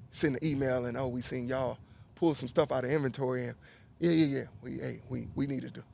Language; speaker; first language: English; native; English